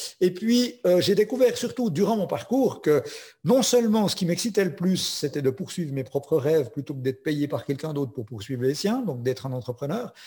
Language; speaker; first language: French; native; French